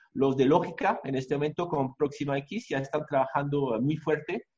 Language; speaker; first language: Spanish; non-native, fluent; French